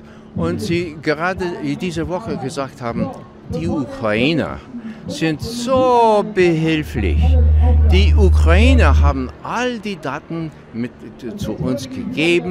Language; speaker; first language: German; non-native, fluent; Dutch